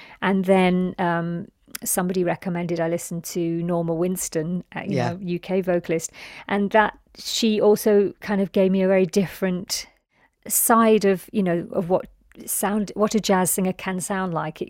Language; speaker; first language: English; native; English